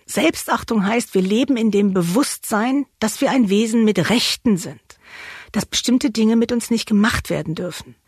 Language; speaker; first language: German; native; German